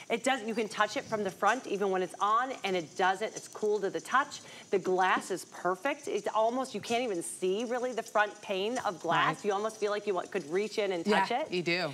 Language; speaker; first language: English; native; English